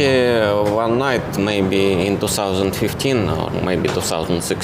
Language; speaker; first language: English; non-native, learner; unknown